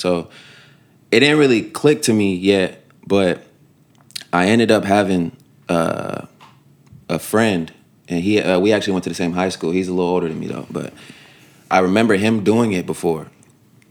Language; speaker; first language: English; native; English